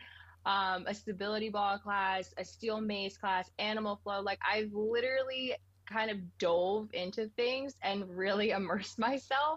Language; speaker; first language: English; native; English